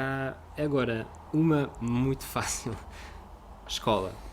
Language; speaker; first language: Portuguese; non-native, fluent; Russian